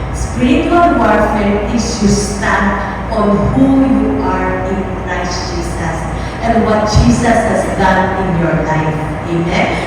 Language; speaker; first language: English; non-native, local second language; Filipino